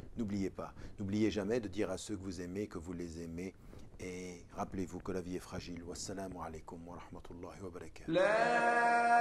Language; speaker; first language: French; early bilingual, other home language; Arabic